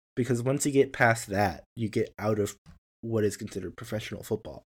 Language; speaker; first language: English; native; English